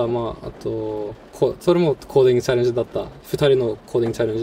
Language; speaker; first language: Japanese; non-native, fluent; Norwegian